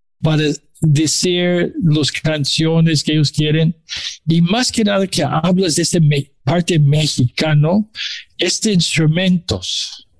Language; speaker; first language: Spanish; non-native, learner; English